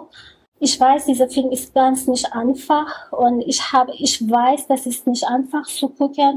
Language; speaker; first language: German; non-native, learner; Persian